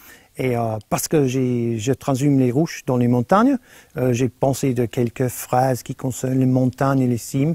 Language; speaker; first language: French; non-native, fluent; English